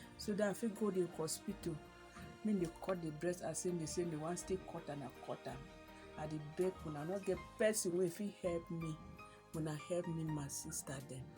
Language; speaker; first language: Nigerian Pidgin; native; Nigerian Pidgin